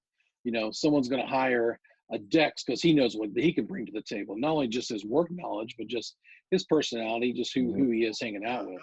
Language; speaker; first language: English; native; English